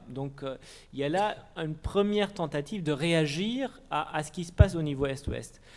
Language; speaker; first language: French; non-native, fluent; German